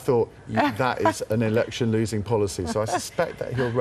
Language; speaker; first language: English; native; English